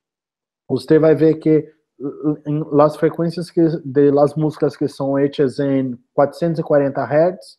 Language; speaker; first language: Spanish; non-native, learner; Portuguese